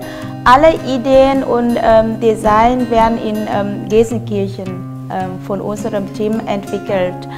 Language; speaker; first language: German; non-native, fluent; Vietnamese